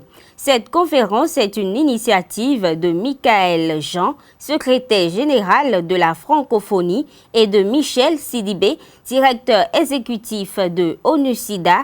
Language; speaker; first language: French; native; French